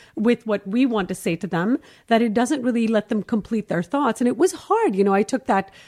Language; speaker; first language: English; early bilingual, heritage; Hindi